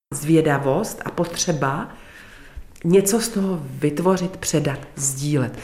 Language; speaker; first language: Czech; native; Czech